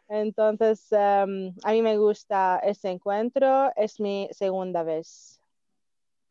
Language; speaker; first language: Spanish; non-native, learner; Arabic